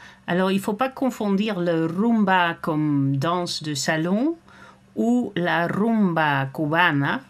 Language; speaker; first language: French; non-native, fluent; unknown